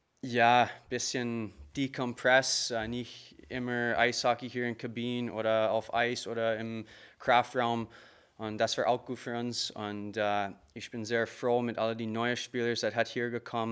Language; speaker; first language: German; non-native, learner; English